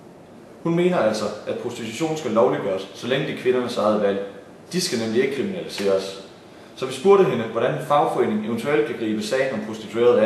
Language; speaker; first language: Danish; native; Danish